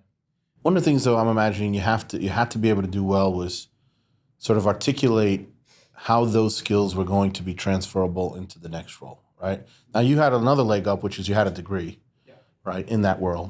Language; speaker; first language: English; native; English